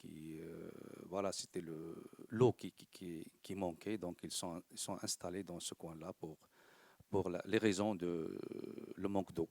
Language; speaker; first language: French; non-native, local second language; Arabic